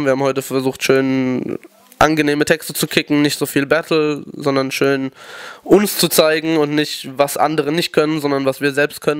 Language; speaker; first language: German; native; German